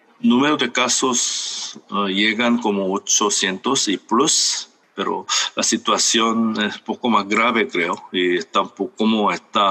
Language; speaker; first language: Spanish; non-native, fluent; Korean